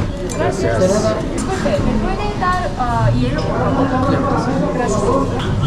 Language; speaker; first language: Spanish; non-native, learner; Korean